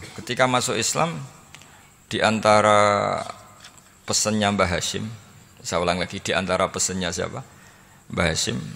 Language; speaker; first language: Indonesian; non-native, local second language; Javanese